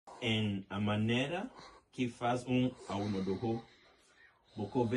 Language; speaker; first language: Portuguese; non-native, learner; English